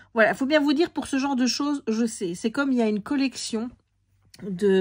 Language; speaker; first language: French; native; French